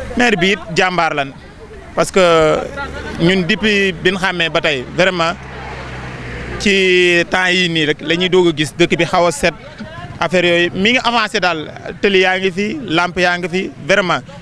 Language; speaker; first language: Wolof; native; Wolof